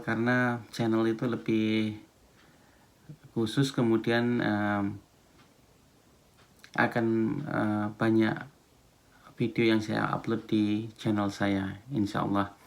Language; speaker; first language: Indonesian; non-native, local second language; Javanese